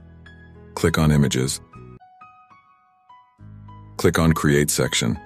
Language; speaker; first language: English; non-native, learner; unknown